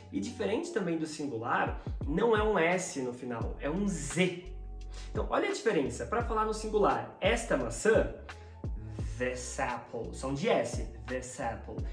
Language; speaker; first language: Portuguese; native; Portuguese